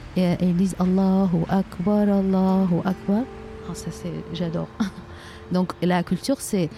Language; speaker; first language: French; non-native, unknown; Arabic